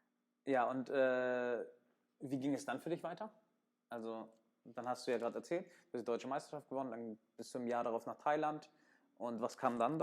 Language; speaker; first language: German; native; German